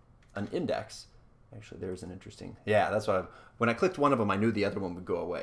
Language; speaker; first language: English; native; English